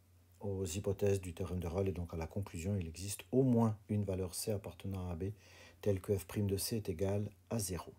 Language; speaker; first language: French; native; French